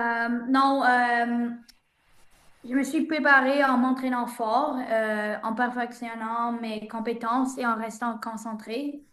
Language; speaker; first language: French; non-native, learner; English